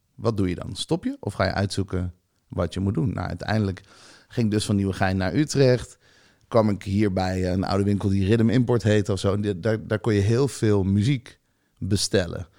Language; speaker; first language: Dutch; early bilingual, other home language; Hebrew